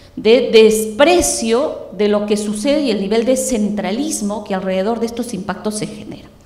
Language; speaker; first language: Spanish; native; Spanish